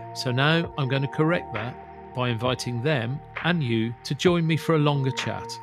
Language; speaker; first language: English; native; English